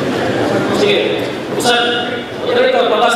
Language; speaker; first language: Filipino; non-native, local second language; Cebuano